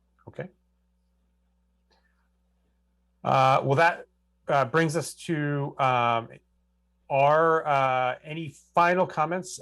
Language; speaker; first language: English; native; English